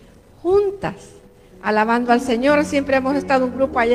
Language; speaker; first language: Spanish; native; Spanish